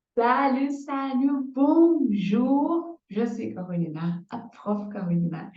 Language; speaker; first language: French; non-native, fluent; Portuguese